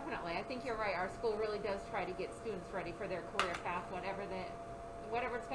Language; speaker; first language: English; native; English